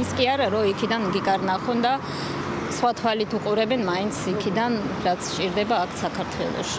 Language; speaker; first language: Georgian; non-native, local second language; Russian